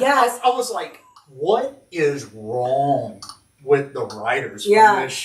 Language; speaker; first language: English; native; English